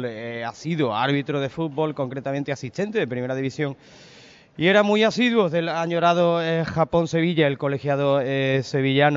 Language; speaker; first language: Spanish; native; Spanish